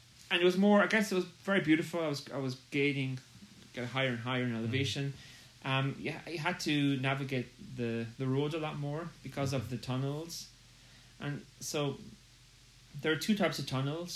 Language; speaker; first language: English; native; English